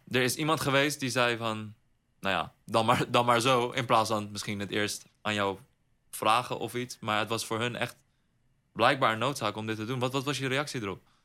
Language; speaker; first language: Dutch; native; Dutch